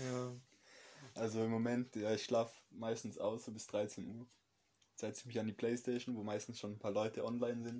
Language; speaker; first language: German; native; German